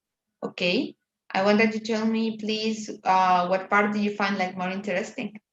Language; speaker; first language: English; non-native, learner; Spanish